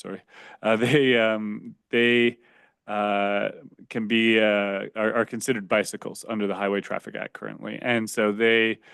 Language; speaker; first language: English; native; English